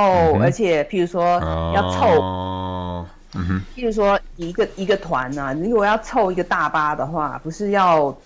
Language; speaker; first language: Chinese; native; Chinese